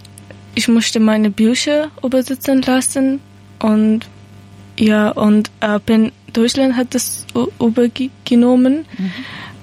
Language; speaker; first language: German; non-native, learner; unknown